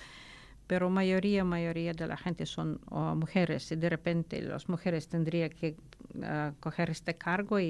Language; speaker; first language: Spanish; non-native, learner; Ukrainian